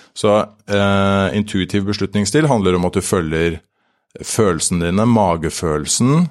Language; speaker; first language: Norwegian; native; Norwegian